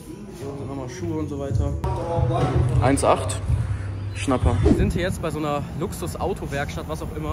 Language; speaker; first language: German; native; German